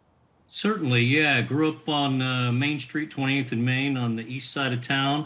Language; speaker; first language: English; native; English